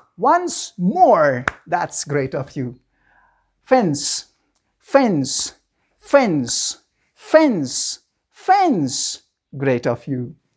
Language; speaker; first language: English; non-native, fluent; Persian